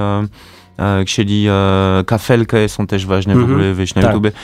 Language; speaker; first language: Polish; native; Polish